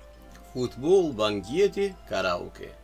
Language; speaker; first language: Russian; non-native, fluent; English